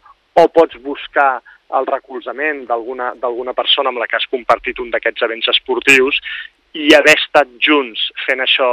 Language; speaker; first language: Catalan; native; Catalan